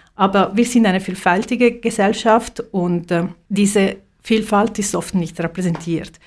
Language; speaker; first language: German; non-native, fluent; Italian